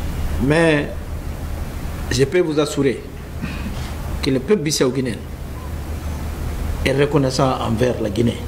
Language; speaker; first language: French; non-native, fluent; Upper Guinea Crioulo